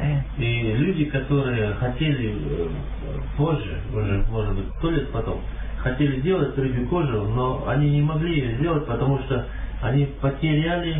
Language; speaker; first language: Russian; non-native, fluent; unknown